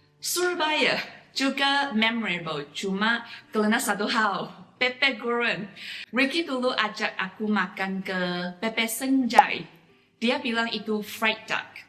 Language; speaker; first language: Indonesian; non-native, fluent; Chinese